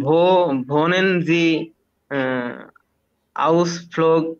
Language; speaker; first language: German; non-native, learner; Bangla